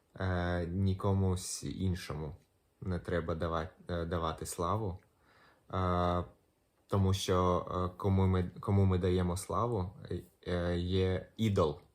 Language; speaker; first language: Ukrainian; non-native, local second language; Russian